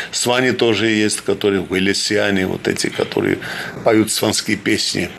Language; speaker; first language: Russian; non-native, fluent; Georgian